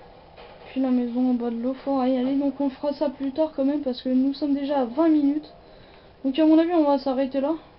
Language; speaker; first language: French; native; French